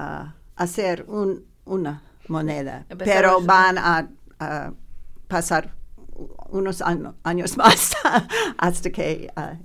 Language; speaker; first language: Spanish; non-native, learner; English